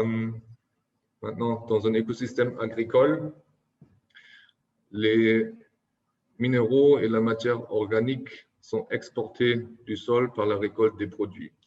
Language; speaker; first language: French; non-native, fluent; German